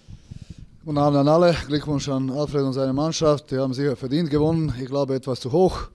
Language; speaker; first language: German; non-native, fluent; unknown